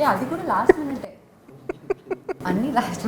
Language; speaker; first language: Telugu; non-native, local second language; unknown